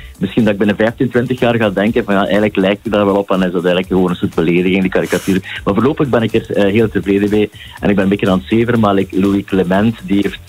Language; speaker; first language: Dutch; native; Dutch